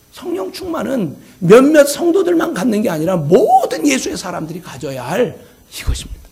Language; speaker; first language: Korean; native; Korean